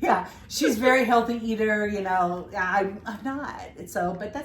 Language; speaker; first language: English; native; English